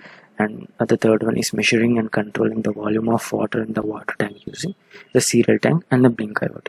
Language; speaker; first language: English; non-native, local second language; Telugu